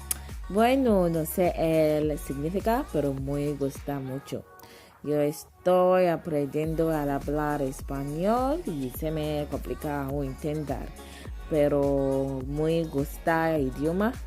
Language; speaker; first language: Spanish; non-native, learner; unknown